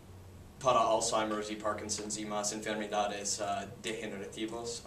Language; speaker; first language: Spanish; non-native, learner; English